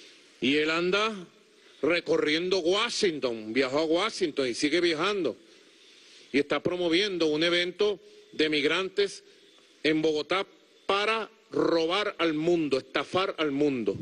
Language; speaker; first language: Spanish; native; Spanish